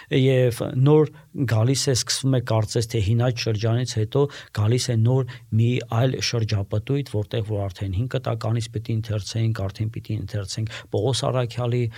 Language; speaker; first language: Armenian; native; Armenian